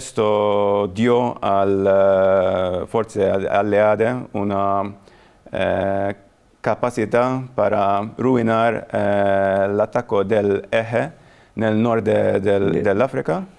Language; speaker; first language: Spanish; non-native, fluent; Maltese